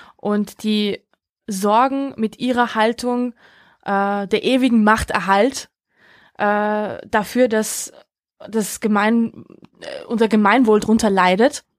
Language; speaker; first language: German; early bilingual, other home language; Georgian